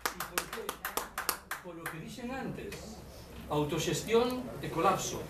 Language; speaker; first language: Galician; non-native, local second language; Spanish